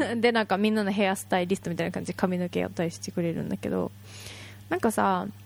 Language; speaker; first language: Japanese; native; Japanese